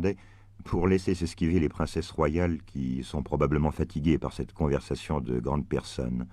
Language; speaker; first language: French; native; French